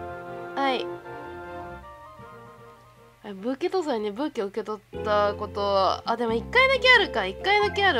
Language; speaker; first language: Japanese; native; Japanese